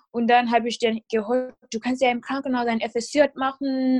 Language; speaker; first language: German; non-native, fluent; North Ndebele